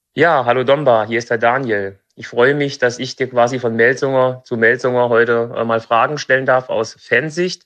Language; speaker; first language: German; native; German